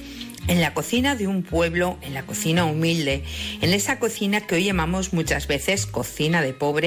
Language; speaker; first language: Spanish; native; Spanish